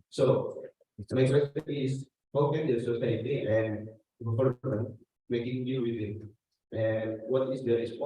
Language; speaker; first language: English; non-native, learner; Indonesian